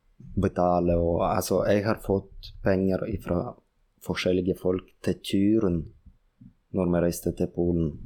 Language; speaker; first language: Norwegian; non-native, fluent; Russian